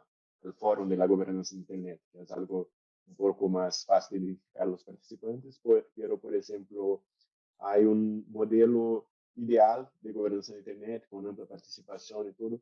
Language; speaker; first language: Spanish; non-native, learner; Portuguese